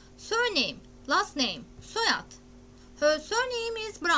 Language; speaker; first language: English; non-native, fluent; Turkish